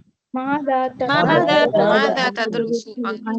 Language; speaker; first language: Arabic; non-native, learner; Tamil